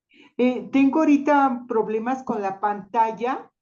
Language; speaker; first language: Spanish; native; Spanish